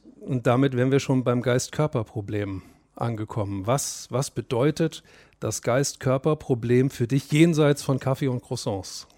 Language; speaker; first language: German; native; German